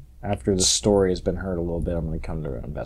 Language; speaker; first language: English; native; English